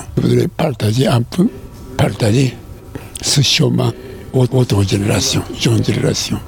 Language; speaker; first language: French; non-native, learner; Japanese